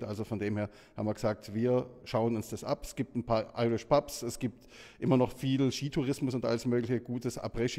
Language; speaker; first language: German; native; German